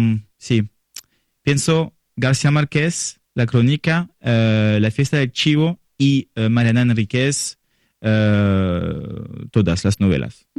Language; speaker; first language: Spanish; non-native, learner; French